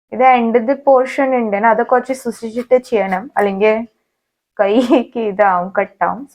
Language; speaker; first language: Malayalam; native; Malayalam